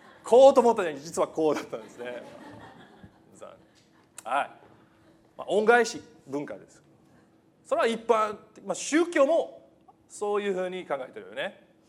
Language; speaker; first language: Japanese; non-native, fluent; English